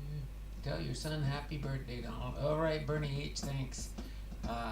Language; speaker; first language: English; native; English